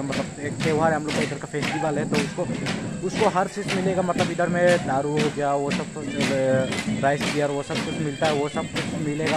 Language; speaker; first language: Hindi; non-native, local second language; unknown